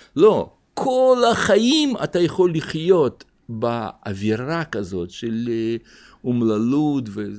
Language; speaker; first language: Hebrew; non-native, fluent; Russian